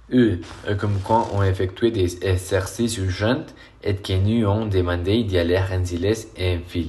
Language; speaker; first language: French; non-native, learner; Spanish